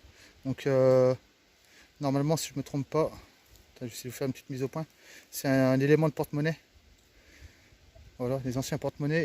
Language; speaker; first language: French; native; French